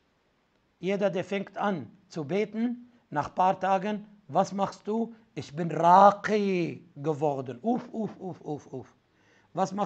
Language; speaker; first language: German; non-native, fluent; Arabic